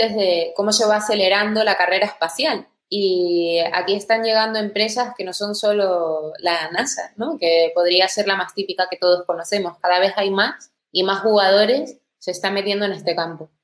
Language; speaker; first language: Spanish; native; Spanish